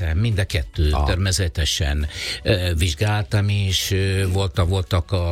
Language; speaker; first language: Hungarian; non-native, fluent; Italian